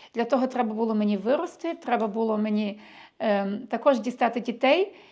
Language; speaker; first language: Ukrainian; early bilingual, heritage; Ukrainian